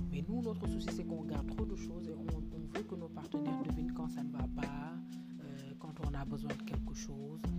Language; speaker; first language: French; non-native, local second language; Wolof